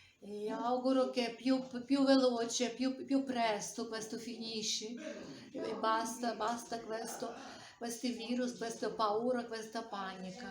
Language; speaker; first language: Italian; non-native, learner; Ukrainian